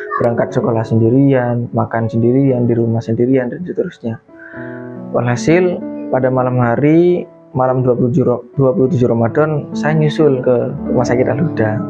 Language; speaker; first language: Indonesian; non-native, local second language; Madurese